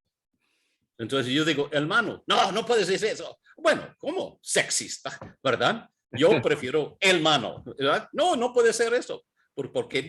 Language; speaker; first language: Spanish; non-native, fluent; English